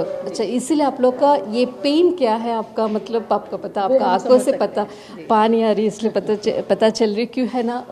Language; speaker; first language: Hindi; non-native, local second language; Telugu